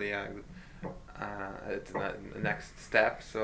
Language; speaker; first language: English; non-native, fluent; Hungarian